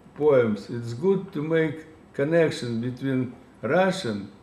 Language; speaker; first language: English; non-native, learner; Russian